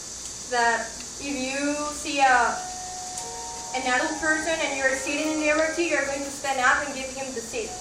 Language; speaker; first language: English; non-native, fluent; Spanish